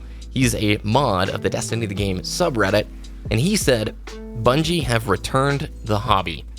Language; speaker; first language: English; native; English